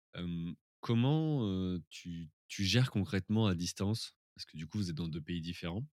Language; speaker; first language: French; native; French